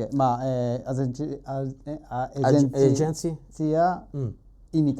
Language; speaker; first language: Italian; non-native, learner; Japanese